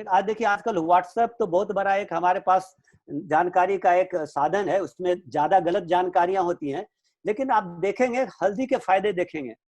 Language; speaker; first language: Hindi; native; Hindi